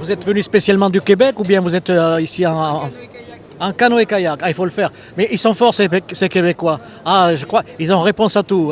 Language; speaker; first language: French; native; French